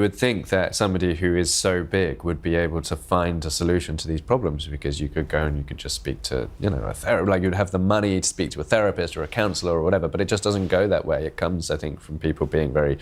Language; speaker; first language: English; native; English